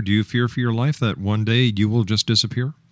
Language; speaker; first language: English; native; English